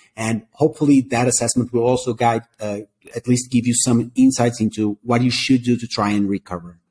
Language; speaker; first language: English; non-native, fluent; Portuguese